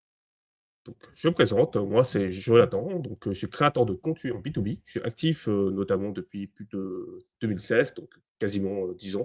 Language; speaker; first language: French; native; French